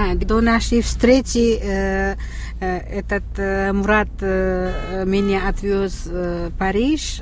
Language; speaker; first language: Russian; non-native, local second language; Uzbek